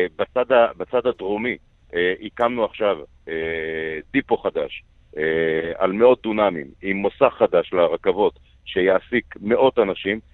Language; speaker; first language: Hebrew; native; Hebrew